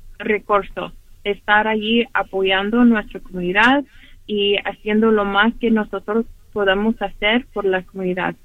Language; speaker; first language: Spanish; early bilingual, heritage; Spanish